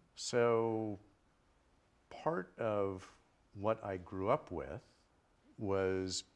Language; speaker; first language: English; native; English